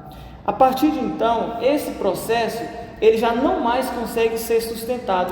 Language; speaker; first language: Portuguese; native; Portuguese